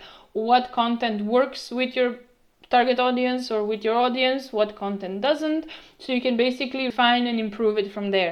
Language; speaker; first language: English; non-native, fluent; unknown